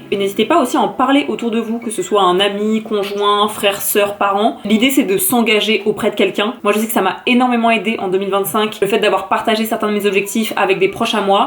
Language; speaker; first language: French; native; French